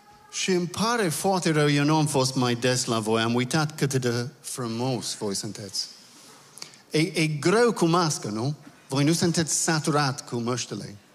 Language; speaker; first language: Romanian; non-native, learner; English